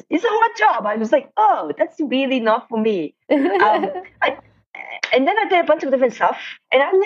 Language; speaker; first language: English; non-native, local second language; Cantonese